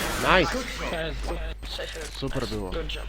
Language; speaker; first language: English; non-native, learner; Polish